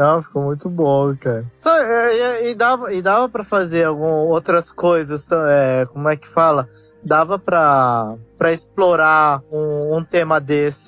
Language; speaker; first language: Portuguese; native; Portuguese